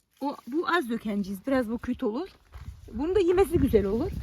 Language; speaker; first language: Turkish; native; Turkish